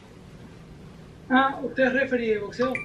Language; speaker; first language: Spanish; native; Spanish